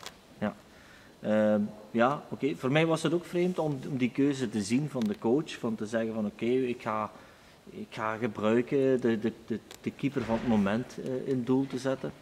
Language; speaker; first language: Dutch; native; Dutch